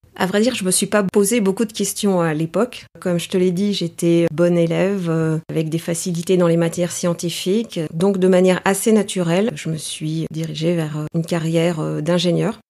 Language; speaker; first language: French; native; French